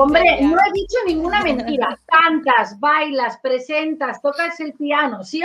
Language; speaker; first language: Spanish; native; Spanish